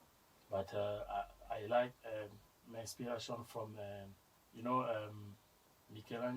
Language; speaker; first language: English; non-native, learner; French